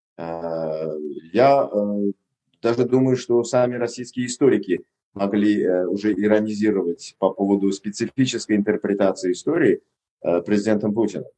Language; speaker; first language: Russian; non-native, local second language; Uzbek